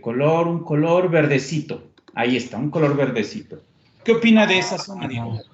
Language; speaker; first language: Spanish; native; Spanish